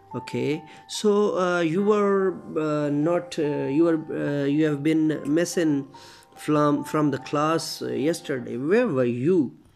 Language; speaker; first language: English; non-native, local second language; Urdu